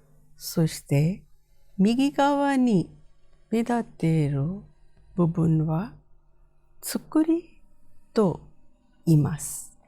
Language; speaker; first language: Japanese; non-native, fluent; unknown